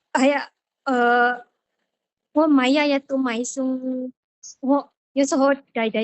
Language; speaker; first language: Cantonese; non-native, learner; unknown